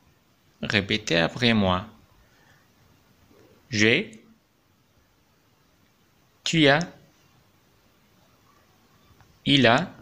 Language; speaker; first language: French; non-native, fluent; Arabic